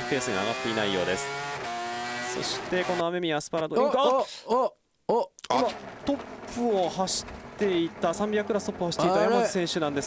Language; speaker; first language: Japanese; native; Japanese